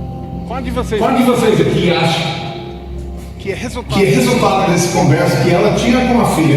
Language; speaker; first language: Portuguese; non-native, fluent; English